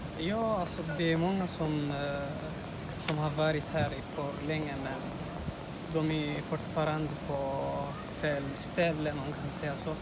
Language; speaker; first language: Swedish; non-native, learner; Tigrinya